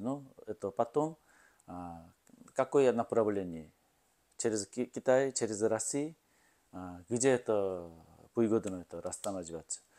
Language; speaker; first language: Russian; non-native, learner; Korean